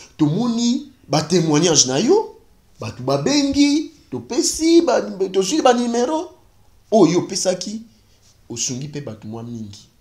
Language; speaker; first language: Lingala; non-native, local second language; Kongo